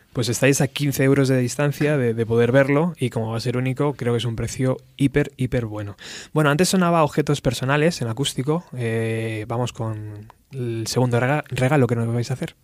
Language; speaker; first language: Spanish; native; Spanish